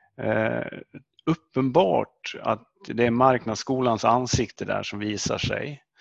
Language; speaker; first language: Swedish; native; Swedish